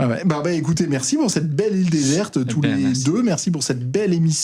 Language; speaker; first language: French; native; French